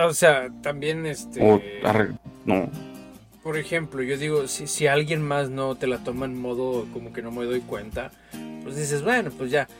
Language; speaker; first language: Spanish; native; Spanish